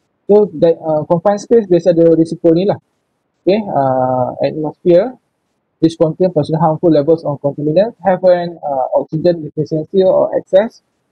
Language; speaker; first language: English; non-native, local second language; Malay